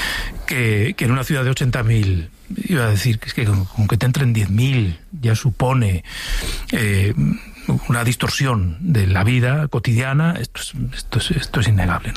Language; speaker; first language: Spanish; native; Spanish